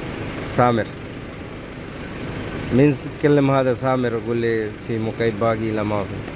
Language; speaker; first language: Arabic; non-native, learner; Bangla